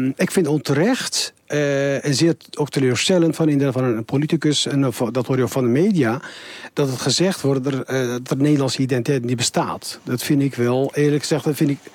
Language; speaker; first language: Dutch; non-native, fluent; Turkish